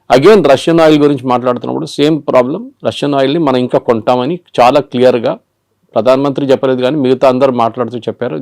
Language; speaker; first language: Telugu; non-native, local second language; Malayalam